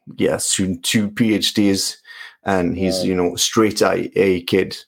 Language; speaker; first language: English; non-native, fluent; Norwegian